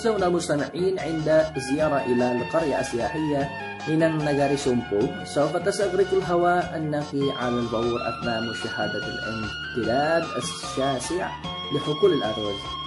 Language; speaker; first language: Arabic; non-native, fluent; Indonesian